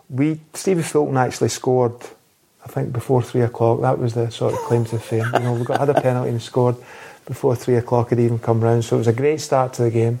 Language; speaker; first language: English; native; English